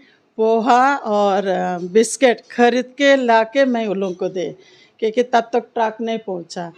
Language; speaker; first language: Hindi; non-native, local second language; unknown